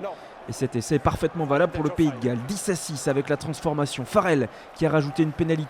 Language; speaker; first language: French; native; French